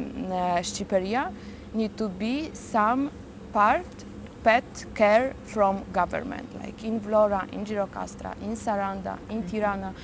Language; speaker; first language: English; non-native, fluent; Polish